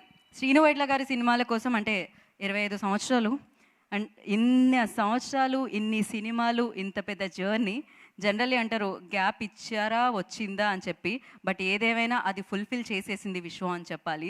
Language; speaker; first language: Telugu; native; Telugu